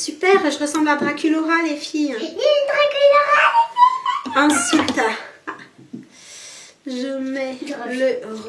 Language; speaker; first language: French; native; French